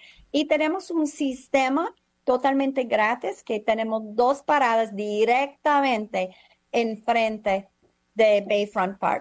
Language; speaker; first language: Spanish; non-native, fluent; English